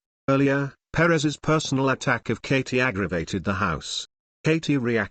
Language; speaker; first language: English; native; English